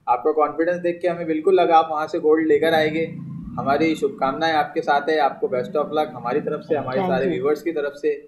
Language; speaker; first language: Hindi; non-native, local second language; Urdu